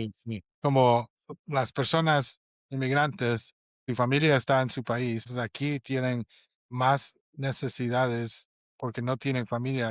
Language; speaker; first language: Spanish; non-native, fluent; English